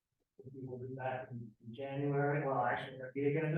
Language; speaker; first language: English; native; English